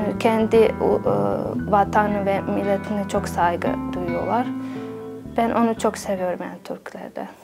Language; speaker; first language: Turkish; non-native, fluent; Bosnian